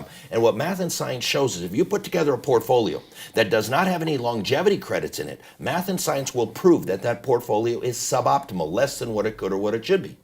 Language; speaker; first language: English; native; English